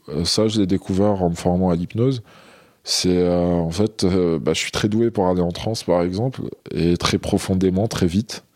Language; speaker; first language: French; non-native, local second language; Arabic